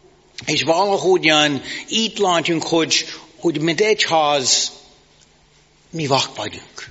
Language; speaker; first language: Hungarian; non-native, fluent; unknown